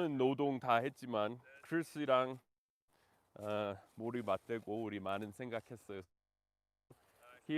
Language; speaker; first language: Korean; non-native, fluent; English